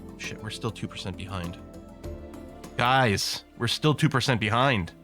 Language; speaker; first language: English; native; English